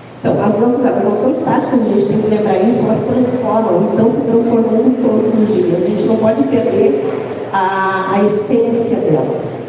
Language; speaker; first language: Portuguese; native; Portuguese